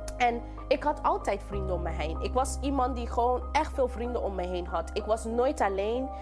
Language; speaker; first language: Dutch; non-native, local second language; English